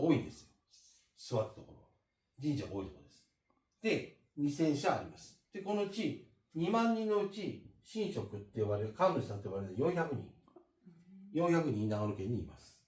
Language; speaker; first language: Japanese; native; Japanese